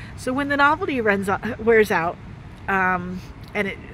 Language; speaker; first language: English; native; English